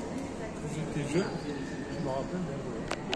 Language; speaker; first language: French; non-native, fluent; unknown